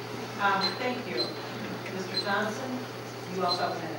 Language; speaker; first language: English; native; English